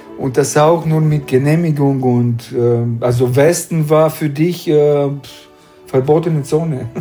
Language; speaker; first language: German; non-native, fluent; Romanian